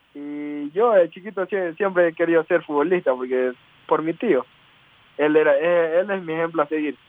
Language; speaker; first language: Spanish; native; Spanish